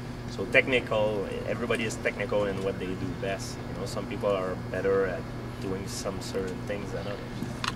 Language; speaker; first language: English; non-native, fluent; French